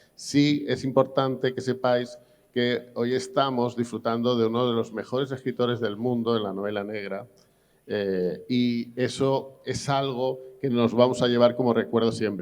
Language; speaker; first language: Spanish; native; Spanish